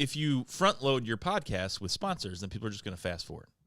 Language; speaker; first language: English; native; English